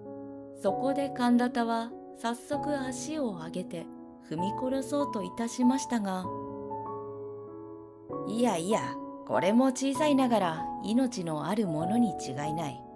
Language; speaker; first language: Japanese; native; Japanese